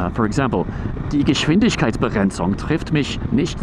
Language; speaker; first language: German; non-native, fluent; English